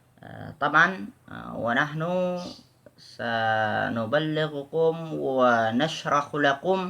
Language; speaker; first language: Arabic; non-native, learner; Indonesian